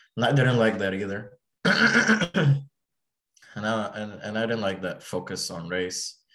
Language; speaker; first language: English; early bilingual, other home language; Arabic